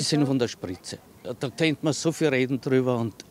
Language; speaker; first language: German; native; German